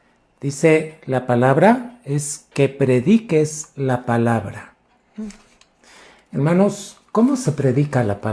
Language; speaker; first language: Spanish; native; Spanish